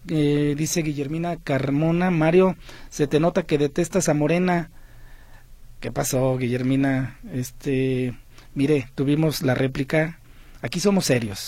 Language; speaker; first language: Spanish; native; Spanish